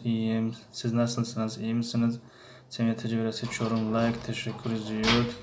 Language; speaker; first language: Turkish; non-native, fluent; Tajik